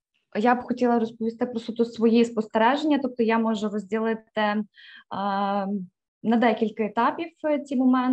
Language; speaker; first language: Ukrainian; native; Ukrainian